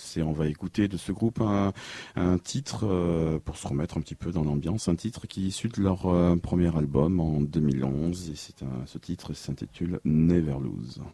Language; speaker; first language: French; native; French